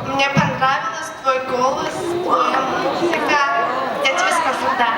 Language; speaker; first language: Russian; non-native, learner; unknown